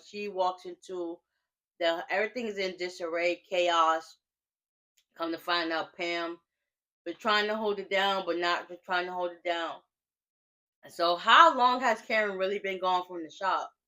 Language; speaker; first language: English; native; English